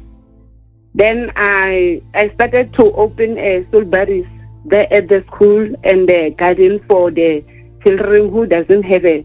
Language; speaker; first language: English; non-native, local second language; Southern Sotho